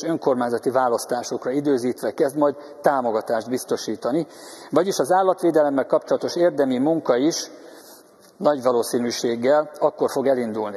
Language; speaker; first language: Hungarian; native; Hungarian